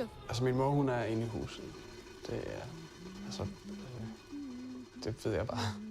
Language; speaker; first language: Danish; non-native, fluent; Persian